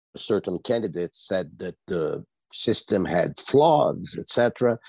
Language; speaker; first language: English; non-native, fluent; Portuguese